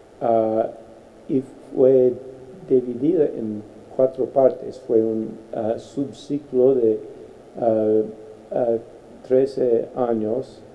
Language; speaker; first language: Spanish; non-native, fluent; English